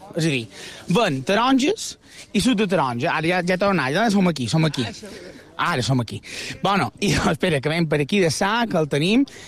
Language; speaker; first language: Catalan; native; Catalan